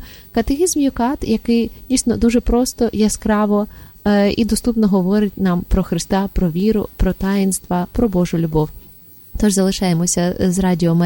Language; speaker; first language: Ukrainian; native; Ukrainian